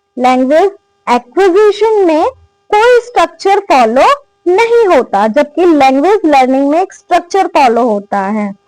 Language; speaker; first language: Hindi; native; Hindi